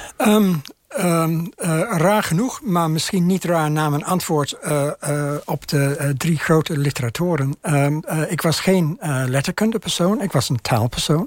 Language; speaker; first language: Dutch; non-native, fluent; English